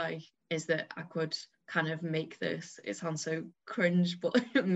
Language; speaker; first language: English; native; English